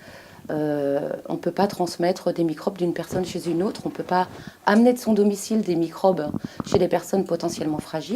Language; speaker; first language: French; native; French